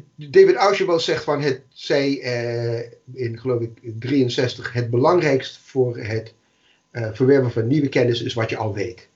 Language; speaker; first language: Dutch; non-native, fluent; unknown